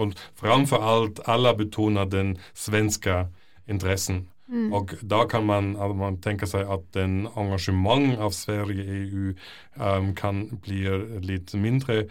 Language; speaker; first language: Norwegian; non-native, fluent; German